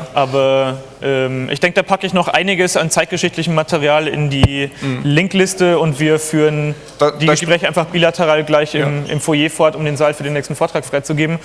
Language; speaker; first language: German; native; German